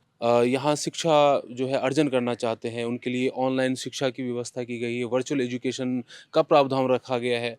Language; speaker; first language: Hindi; native; Hindi